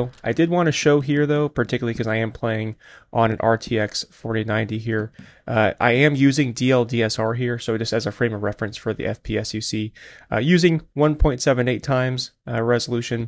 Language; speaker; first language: English; native; English